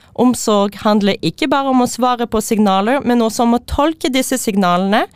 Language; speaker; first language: Norwegian; non-native, fluent; French